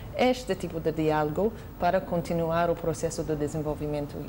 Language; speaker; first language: Portuguese; non-native, fluent; English